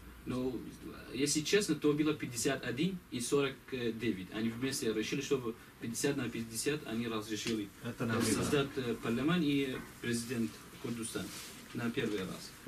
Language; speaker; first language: Russian; non-native, learner; Kurdish